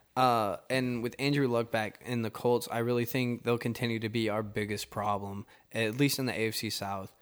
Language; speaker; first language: English; native; English